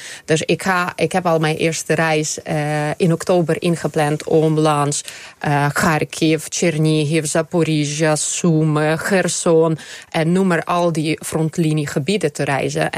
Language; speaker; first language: Dutch; non-native, fluent; Ukrainian